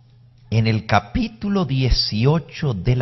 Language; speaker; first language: Spanish; native; Spanish